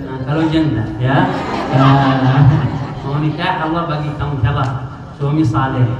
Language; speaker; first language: Indonesian; non-native, learner; Arabic